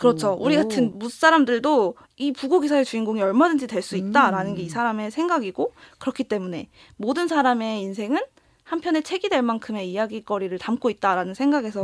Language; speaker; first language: Korean; native; Korean